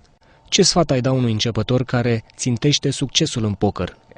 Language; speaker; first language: Romanian; native; Romanian